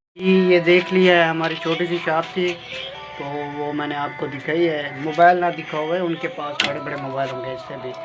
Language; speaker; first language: Urdu; non-native, local second language; Saraiki